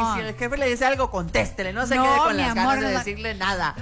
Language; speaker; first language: Spanish; native; Spanish